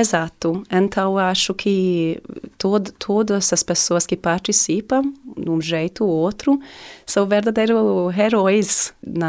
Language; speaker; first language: Portuguese; non-native, fluent; Hungarian